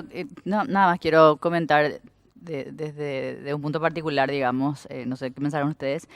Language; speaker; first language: Spanish; native; Spanish